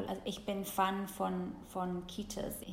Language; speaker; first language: German; non-native, fluent; English